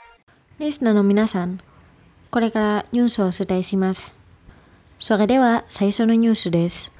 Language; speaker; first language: Japanese; non-native, fluent; Indonesian